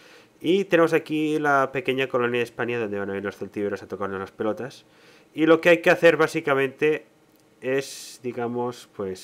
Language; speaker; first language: Spanish; native; Spanish